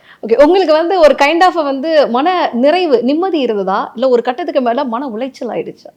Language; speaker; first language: Tamil; native; Tamil